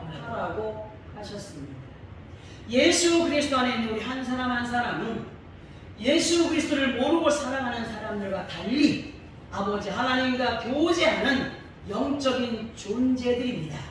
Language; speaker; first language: Korean; native; Korean